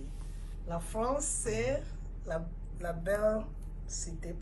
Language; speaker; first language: French; non-native, fluent; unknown